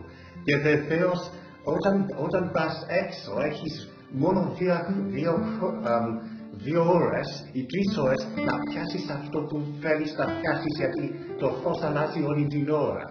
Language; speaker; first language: Greek; early bilingual, heritage; English